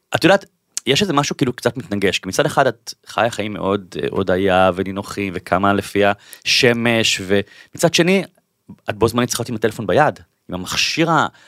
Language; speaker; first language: Hebrew; native; Hebrew